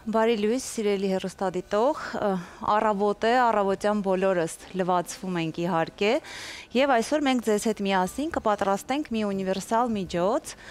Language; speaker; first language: Armenian; native; Armenian